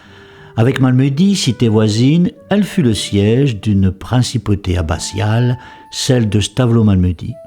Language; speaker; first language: French; native; French